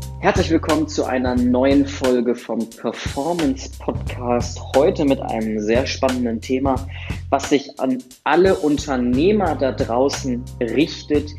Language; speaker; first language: German; native; German